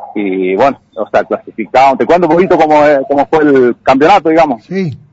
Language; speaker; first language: Spanish; native; Spanish